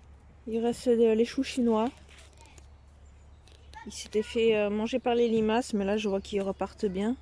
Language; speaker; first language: French; native; French